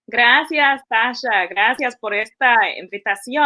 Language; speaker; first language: Spanish; early bilingual, heritage; English